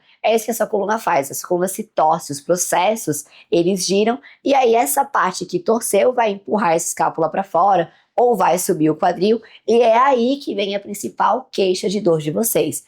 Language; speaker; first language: Portuguese; native; Portuguese